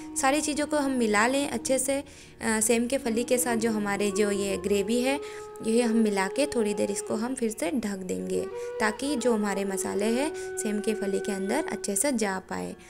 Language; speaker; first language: Hindi; non-native, local second language; Bangla